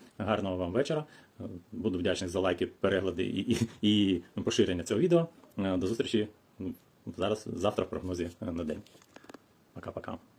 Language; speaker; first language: Ukrainian; non-native, local second language; Russian